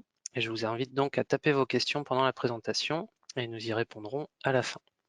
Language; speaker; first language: French; native; French